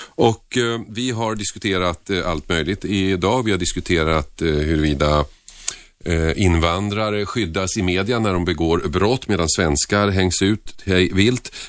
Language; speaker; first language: Swedish; early bilingual, other home language; Finnish